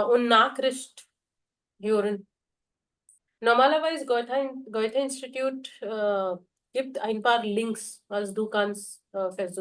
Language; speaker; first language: German; non-native, fluent; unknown